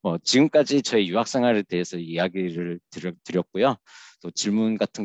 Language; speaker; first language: Korean; native; Korean